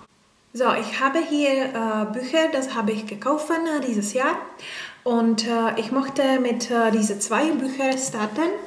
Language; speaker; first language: German; non-native, learner; Czech